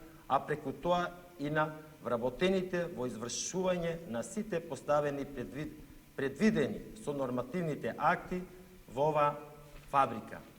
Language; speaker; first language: Macedonian; native; Macedonian